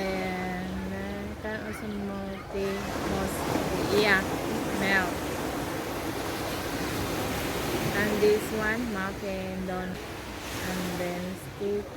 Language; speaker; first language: English; non-native, learner; Filipino